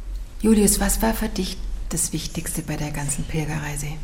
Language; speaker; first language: German; native; German